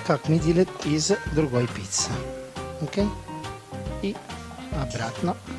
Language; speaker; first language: Russian; non-native, learner; Italian